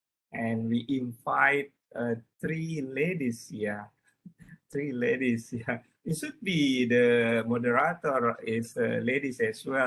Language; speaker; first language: English; non-native, learner; Indonesian